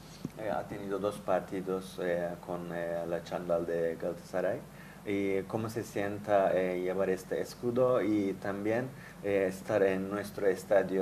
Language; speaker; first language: Spanish; non-native, fluent; Turkish